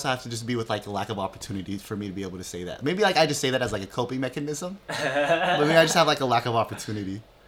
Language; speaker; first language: English; early bilingual, other home language; Filipino